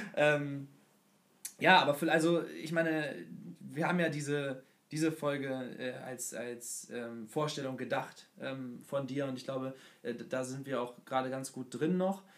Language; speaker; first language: German; native; German